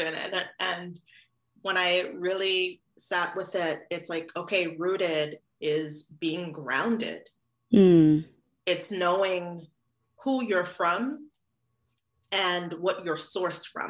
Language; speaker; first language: English; native; English